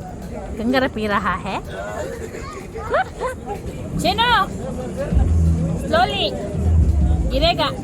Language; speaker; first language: Hindi; non-native, local second language; Tulu